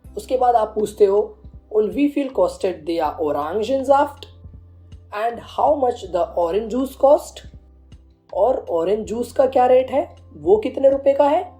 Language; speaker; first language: Hindi; native; Hindi